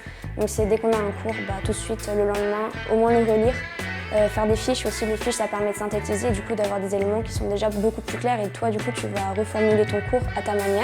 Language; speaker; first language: French; native; French